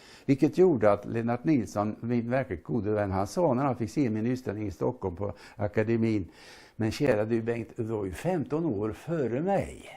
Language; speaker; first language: Swedish; native; Swedish